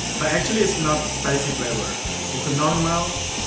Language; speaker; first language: English; non-native, learner; Indonesian